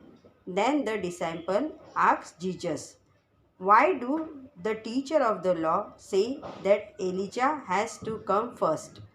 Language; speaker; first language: English; non-native, local second language; Hindi